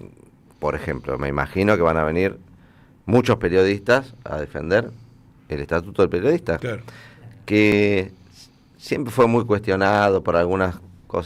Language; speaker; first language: Spanish; native; Spanish